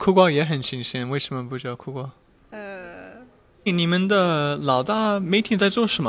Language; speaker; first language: Chinese; non-native, fluent; English